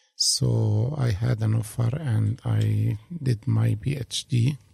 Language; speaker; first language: English; non-native, fluent; Arabic